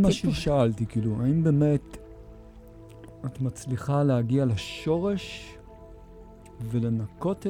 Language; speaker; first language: Hebrew; native; Hebrew